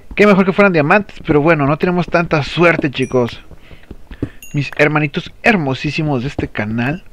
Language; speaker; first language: Spanish; native; Spanish